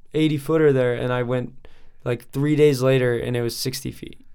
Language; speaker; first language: English; native; English